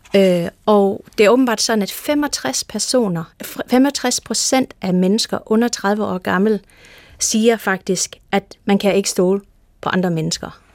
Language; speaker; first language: Danish; non-native, fluent; English